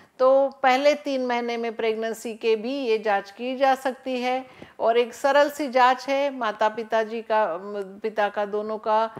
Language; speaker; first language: Hindi; non-native, local second language; Marathi